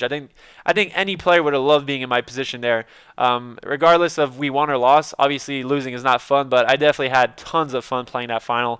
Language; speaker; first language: English; native; English